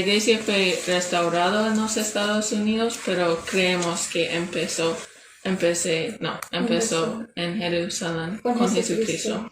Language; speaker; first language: Spanish; non-native, learner; English